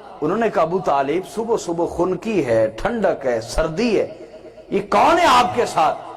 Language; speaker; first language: Urdu; non-native, local second language; Punjabi